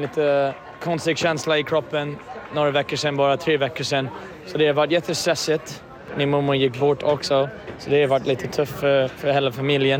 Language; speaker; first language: Swedish; early bilingual, heritage; Swedish